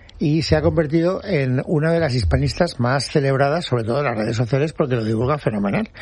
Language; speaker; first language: Spanish; native; Spanish